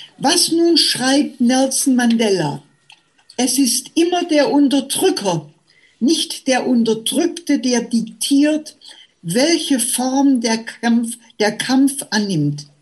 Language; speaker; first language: German; native; German